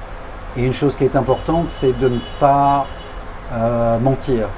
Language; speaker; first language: French; native; French